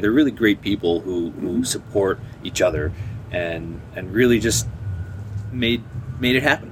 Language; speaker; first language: English; native; English